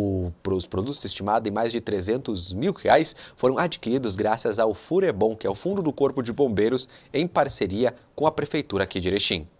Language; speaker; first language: Portuguese; native; Portuguese